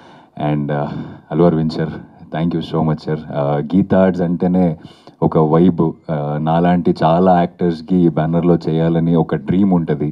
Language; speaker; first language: Telugu; non-native, fluent; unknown